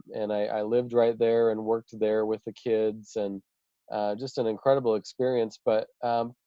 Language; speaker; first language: English; native; English